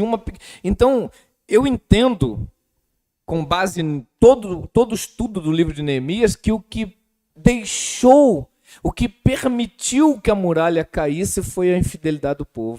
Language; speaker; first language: Portuguese; native; Portuguese